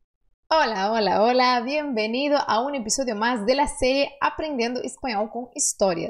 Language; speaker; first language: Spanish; non-native, fluent; Portuguese